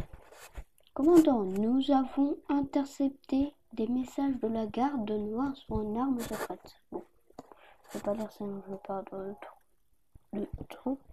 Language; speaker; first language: French; native; French